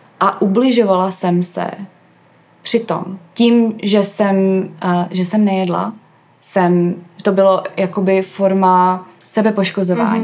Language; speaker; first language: Czech; early bilingual, other home language; English